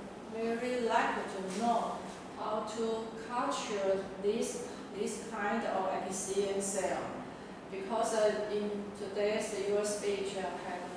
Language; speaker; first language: English; non-native, learner; Chinese